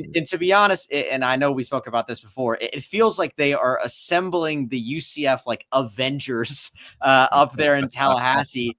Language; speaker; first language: English; native; English